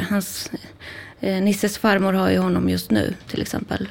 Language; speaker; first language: Swedish; native; Swedish